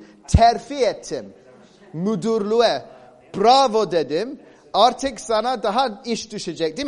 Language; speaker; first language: Turkish; non-native, fluent; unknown